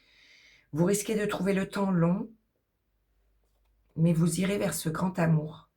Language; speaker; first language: French; native; French